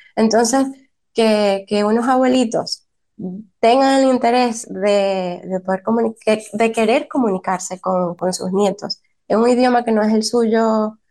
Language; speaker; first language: Spanish; native; Spanish